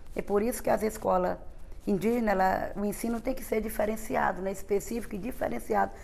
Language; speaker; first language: Portuguese; non-native, local second language; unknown